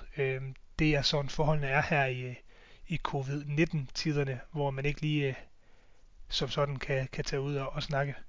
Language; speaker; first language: Danish; native; Danish